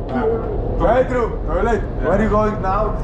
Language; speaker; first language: English; non-native, learner; Polish